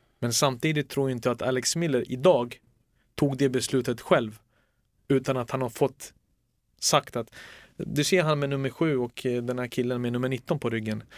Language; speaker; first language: Swedish; early bilingual, other home language; Serbian